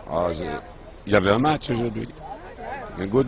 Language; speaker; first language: French; non-native, fluent; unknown